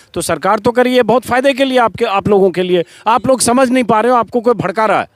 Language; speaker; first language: Hindi; native; Hindi